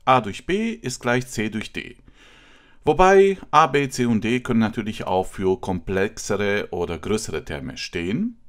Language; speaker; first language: German; non-native, fluent; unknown